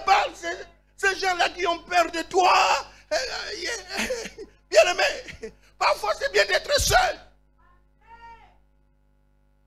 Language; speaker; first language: French; non-native, local second language; Lingala